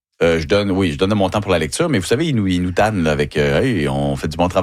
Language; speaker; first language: French; native; French